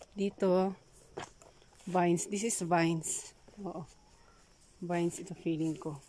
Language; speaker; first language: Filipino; non-native, local second language; Iloko